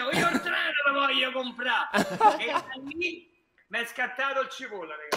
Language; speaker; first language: Italian; native; Italian